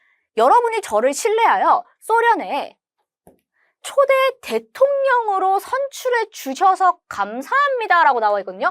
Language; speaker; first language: Korean; native; Korean